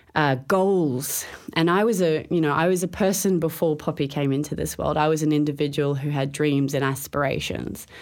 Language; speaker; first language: English; native; English